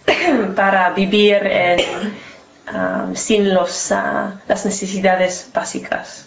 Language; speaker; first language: Spanish; non-native, learner; English